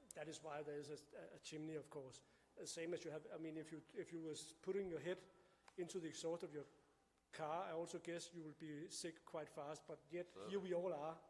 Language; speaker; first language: English; non-native, fluent; Danish